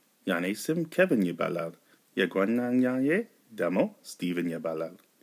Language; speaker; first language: Amharic; non-native, learner; English